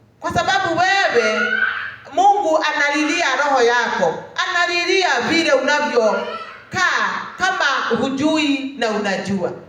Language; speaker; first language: Swahili; non-native, local second language; Kikuyu